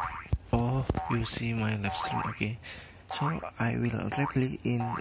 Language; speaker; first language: English; non-native, learner; Indonesian